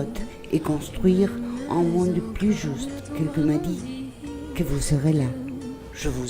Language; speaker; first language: French; non-native, learner; Spanish